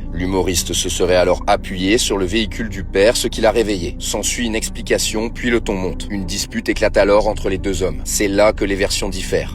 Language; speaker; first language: French; native; French